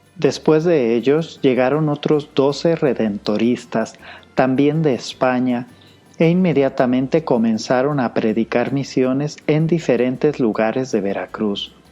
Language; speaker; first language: Spanish; native; Spanish